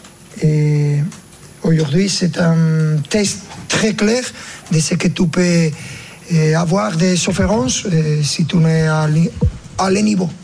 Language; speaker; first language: French; non-native, fluent; Spanish